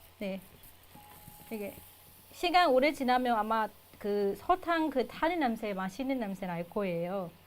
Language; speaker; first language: Korean; non-native, fluent; Chinese